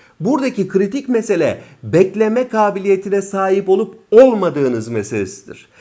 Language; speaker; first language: Turkish; native; Turkish